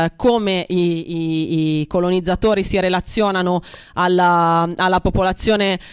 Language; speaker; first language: Italian; native; Italian